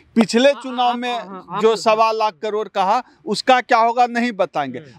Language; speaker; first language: Hindi; native; Hindi